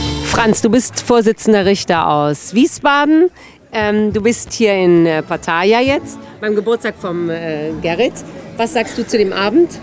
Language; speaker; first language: German; native; German